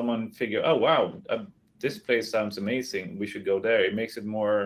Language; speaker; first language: English; non-native, fluent; Swedish